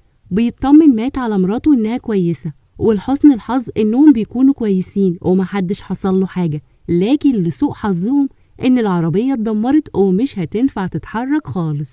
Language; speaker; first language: Arabic; native; Arabic